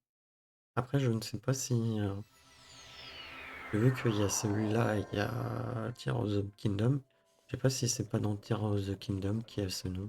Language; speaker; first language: French; native; French